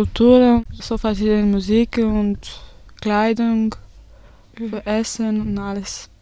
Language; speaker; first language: German; non-native, learner; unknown